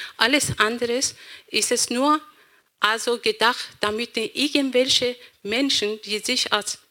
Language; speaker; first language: German; non-native, fluent; Persian